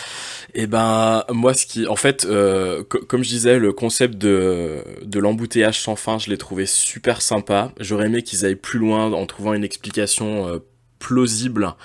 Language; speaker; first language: French; native; French